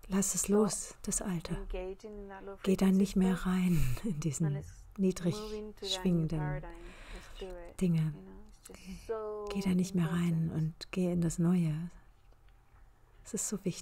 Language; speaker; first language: German; native; German